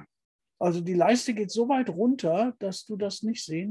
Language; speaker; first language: German; native; German